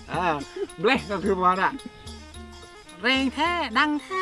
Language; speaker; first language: Thai; non-native, local second language; Khmer